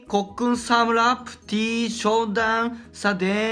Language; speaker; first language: Japanese; native; Japanese